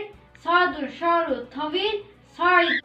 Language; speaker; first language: Arabic; non-native, learner; Turkish